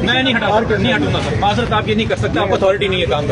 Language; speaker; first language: Urdu; native; Urdu